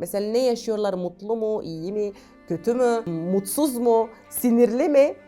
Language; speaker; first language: Turkish; non-native, fluent; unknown